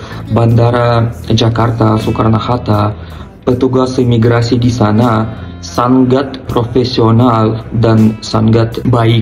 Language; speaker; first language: Indonesian; non-native, learner; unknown